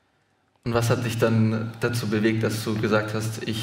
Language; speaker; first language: German; native; German